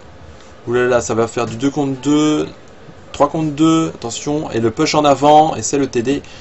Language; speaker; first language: French; native; French